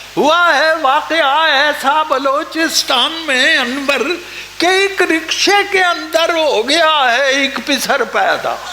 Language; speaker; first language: Urdu; non-native, local second language; Punjabi